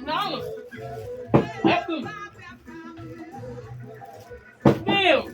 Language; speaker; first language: Portuguese; non-native, learner; Haitian Creole